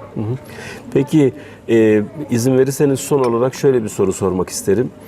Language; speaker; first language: Turkish; native; Turkish